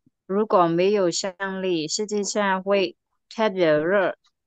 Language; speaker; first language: Chinese; non-native, learner; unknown